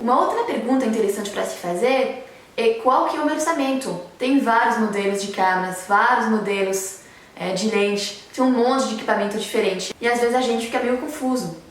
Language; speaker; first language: Portuguese; non-native, fluent; French